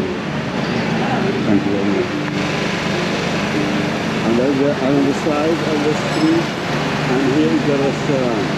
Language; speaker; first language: English; non-native, learner; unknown